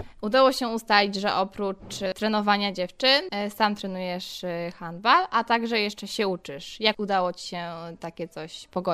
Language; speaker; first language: Polish; native; Polish